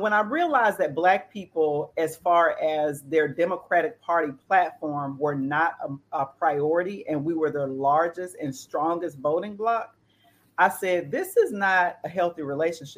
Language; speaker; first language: English; native; English